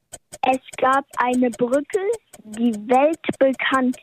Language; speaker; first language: German; early bilingual, heritage; German